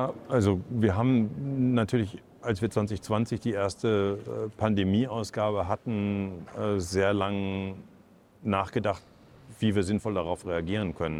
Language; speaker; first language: German; native; German